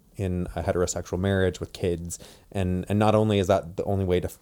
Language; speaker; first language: English; native; English